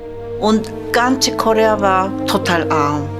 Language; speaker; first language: German; non-native, fluent; Korean